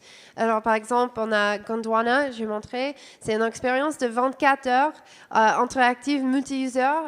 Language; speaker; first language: French; non-native, fluent; English